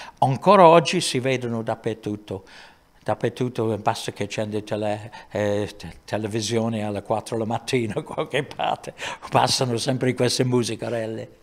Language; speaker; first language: Italian; non-native, fluent; English